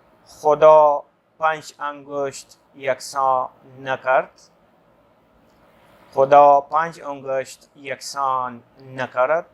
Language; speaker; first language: Persian; non-native, fluent; Urdu